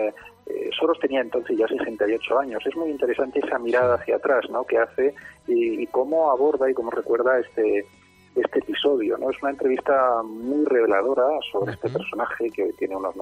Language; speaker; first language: Spanish; native; Spanish